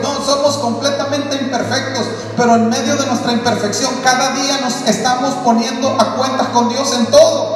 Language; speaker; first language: Spanish; native; Spanish